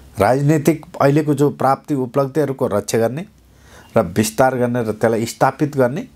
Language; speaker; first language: Nepali; non-native, local second language; Eastern Tamang